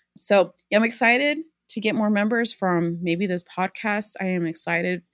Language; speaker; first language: English; early bilingual, other home language; Spanish